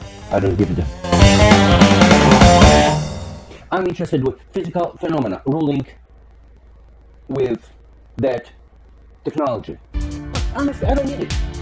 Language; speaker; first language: English; non-native, fluent; Polish